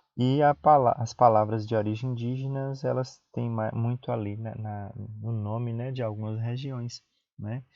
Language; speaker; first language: Portuguese; native; Portuguese